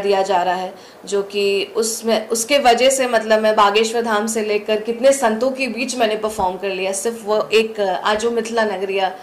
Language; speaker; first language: Hindi; native; Hindi